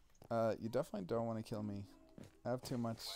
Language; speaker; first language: English; native; English